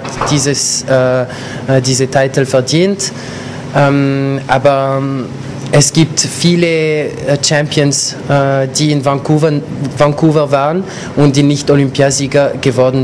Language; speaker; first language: German; non-native, local second language; French